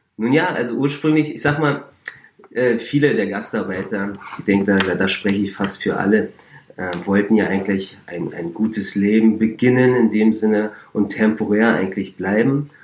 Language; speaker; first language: German; native; German